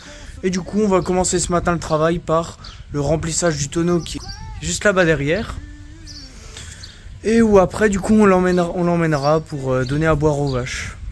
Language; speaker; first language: French; native; French